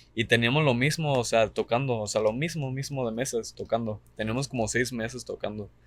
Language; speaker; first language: Spanish; early bilingual, heritage; Spanish